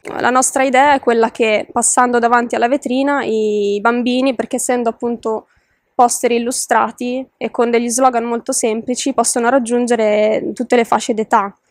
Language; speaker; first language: Italian; native; Italian